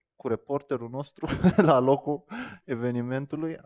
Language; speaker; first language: Romanian; native; Romanian